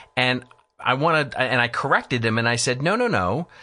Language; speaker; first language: English; native; English